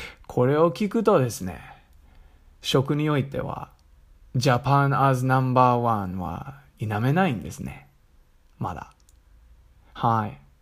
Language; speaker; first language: Japanese; non-native, fluent; English